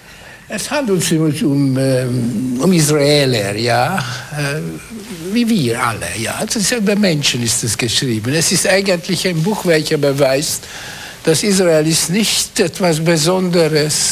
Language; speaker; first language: German; non-native, fluent; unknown